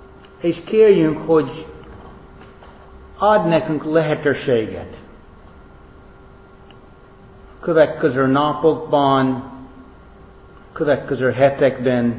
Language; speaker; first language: Hungarian; non-native, fluent; English